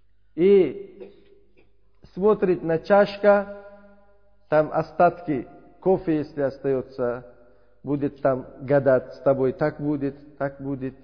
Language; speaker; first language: Russian; non-native, learner; Uzbek